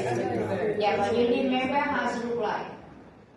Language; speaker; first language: English; non-native, learner; Thai